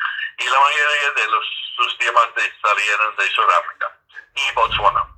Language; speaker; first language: Spanish; non-native, fluent; English